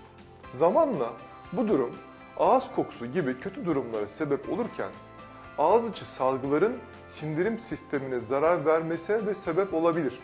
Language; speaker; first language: Turkish; native; Turkish